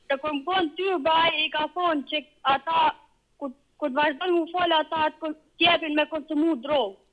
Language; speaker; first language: Albanian; early bilingual, heritage; Albanian